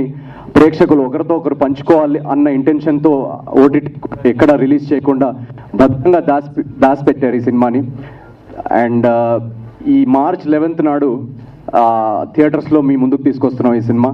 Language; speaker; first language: Telugu; native; Telugu